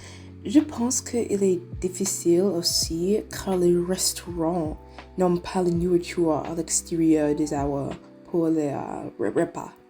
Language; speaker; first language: French; non-native, learner; English